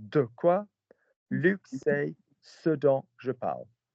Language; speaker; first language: French; non-native, fluent; English